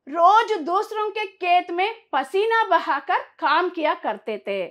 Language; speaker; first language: Hindi; non-native, local second language; Kannada